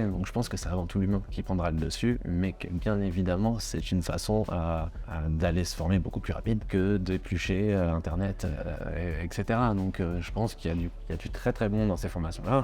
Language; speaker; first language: French; native; French